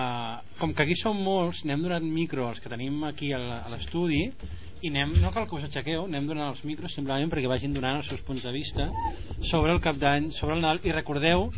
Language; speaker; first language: Catalan; native; Catalan